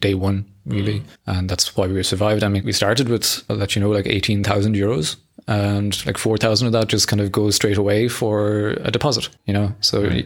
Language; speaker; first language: English; native; English